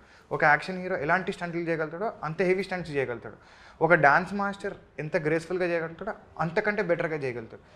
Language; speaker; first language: Telugu; native; Telugu